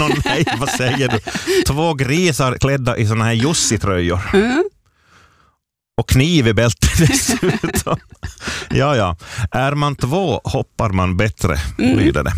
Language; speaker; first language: Swedish; native; Swedish